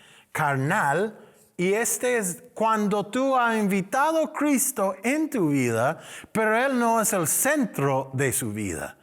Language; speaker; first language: Spanish; non-native, learner; English